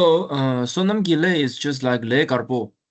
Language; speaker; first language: English; non-native, learner; Chinese